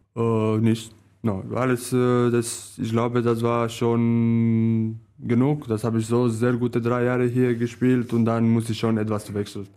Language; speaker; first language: German; non-native, learner; Romanian